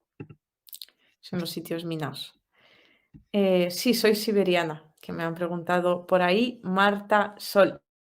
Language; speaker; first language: Spanish; non-native, fluent; Russian